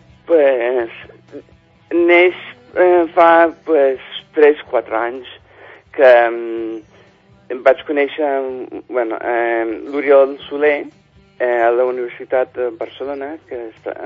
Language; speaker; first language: Catalan; non-native, fluent; English